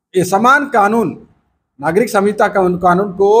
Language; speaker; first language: Hindi; native; Hindi